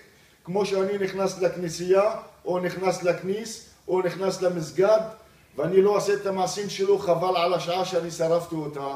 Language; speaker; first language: Hebrew; non-native, local second language; Arabic